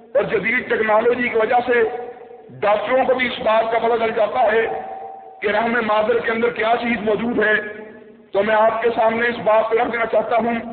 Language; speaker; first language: Urdu; non-native, local second language; Punjabi